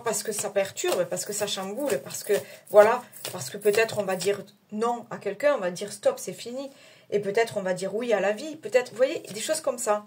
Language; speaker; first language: French; native; French